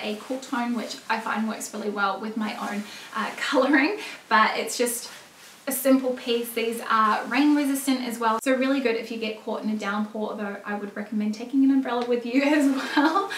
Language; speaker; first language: English; native; English